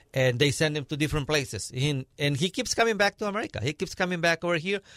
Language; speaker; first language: English; non-native, fluent; Spanish